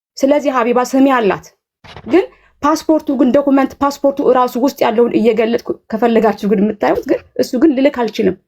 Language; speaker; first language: Amharic; native; Amharic